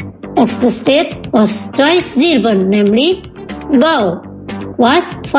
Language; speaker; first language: German; non-native, fluent; Indonesian